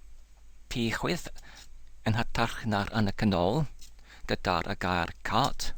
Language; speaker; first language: Welsh; non-native, learner; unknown